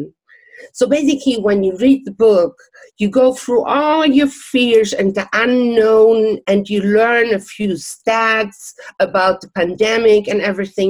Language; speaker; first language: English; non-native, fluent; German